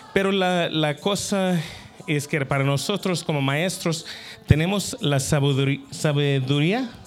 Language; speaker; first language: Spanish; non-native, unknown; English